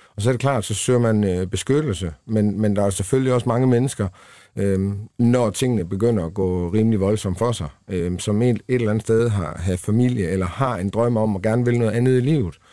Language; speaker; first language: Danish; native; Danish